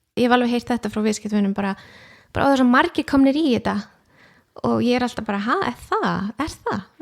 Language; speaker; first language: Icelandic; native; Icelandic